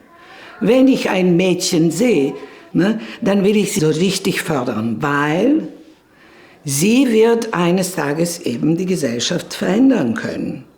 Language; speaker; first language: German; non-native, fluent; Serbian